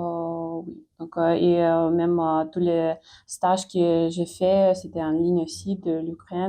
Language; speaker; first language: French; non-native, fluent; Ukrainian